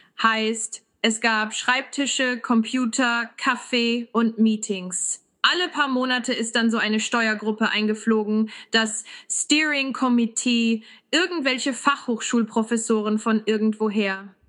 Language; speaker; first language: German; native; German